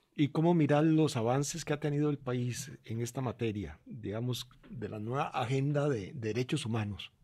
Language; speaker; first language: Spanish; native; Spanish